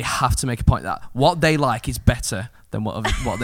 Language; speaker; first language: English; native; English